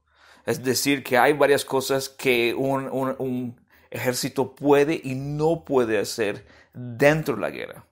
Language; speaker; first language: Spanish; non-native, fluent; English